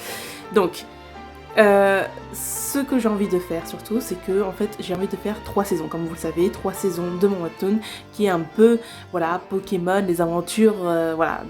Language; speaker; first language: French; native; French